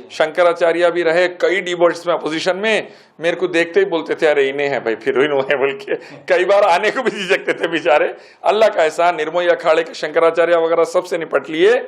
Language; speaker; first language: Urdu; native; Urdu